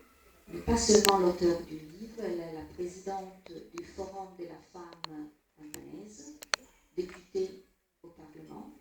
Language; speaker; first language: French; non-native, fluent; Italian